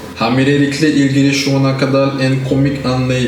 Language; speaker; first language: Turkish; non-native, learner; Haitian Creole